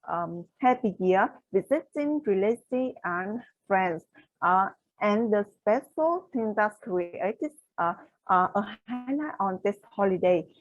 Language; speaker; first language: English; non-native, learner; Vietnamese